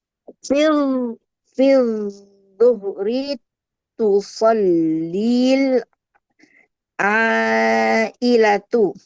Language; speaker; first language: Arabic; non-native, learner; Indonesian